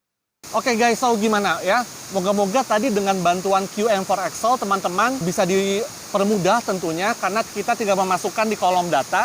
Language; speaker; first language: Indonesian; native; Indonesian